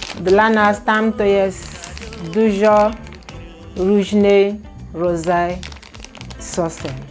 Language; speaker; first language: Polish; non-native, learner; Igbo